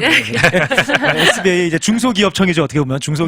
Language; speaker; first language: Korean; native; Korean